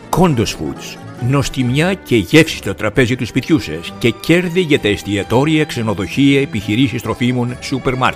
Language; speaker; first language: Greek; native; Greek